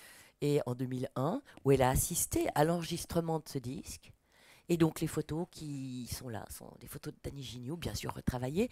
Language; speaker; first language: French; native; French